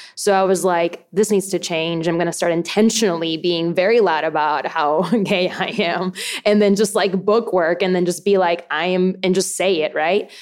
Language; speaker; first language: English; early bilingual, other home language; Spanish